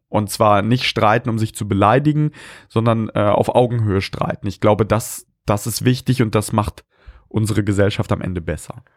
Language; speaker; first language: German; early bilingual, other home language; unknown